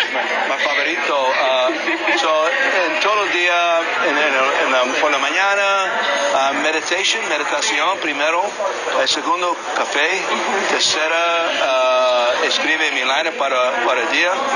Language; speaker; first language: Spanish; non-native, learner; English